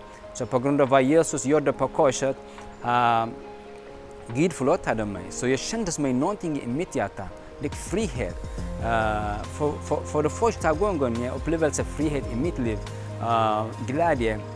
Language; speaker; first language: Swedish; non-native, learner; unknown